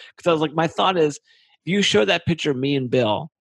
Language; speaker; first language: English; native; English